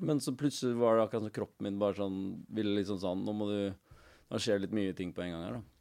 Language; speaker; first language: Norwegian; native; Norwegian